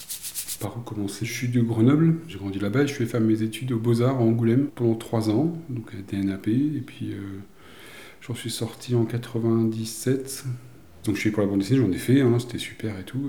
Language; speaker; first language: French; native; French